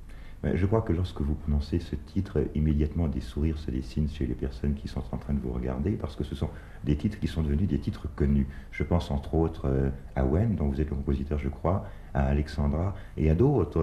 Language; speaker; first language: French; native; French